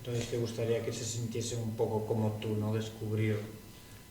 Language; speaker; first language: Spanish; native; Spanish